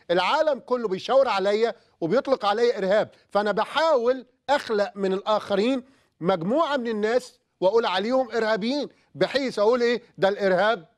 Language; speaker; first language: Arabic; native; Arabic